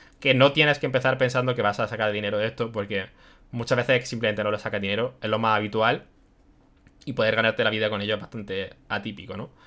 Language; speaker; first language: Spanish; early bilingual, other home language; German